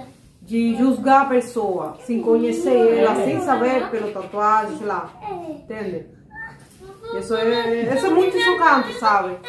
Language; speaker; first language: Portuguese; non-native, fluent; Spanish